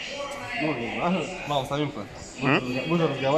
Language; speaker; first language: Russian; native; Russian